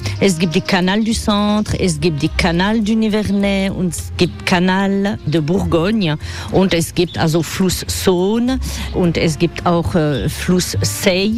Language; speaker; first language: German; non-native, fluent; French